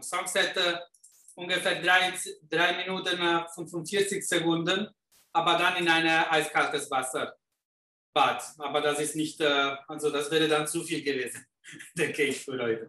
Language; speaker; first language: German; non-native, fluent; Italian